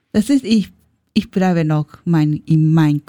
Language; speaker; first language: German; non-native, learner; Japanese